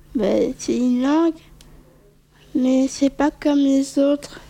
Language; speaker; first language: French; early bilingual, other home language; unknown